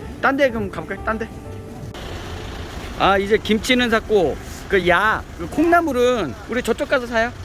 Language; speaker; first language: Korean; native; Korean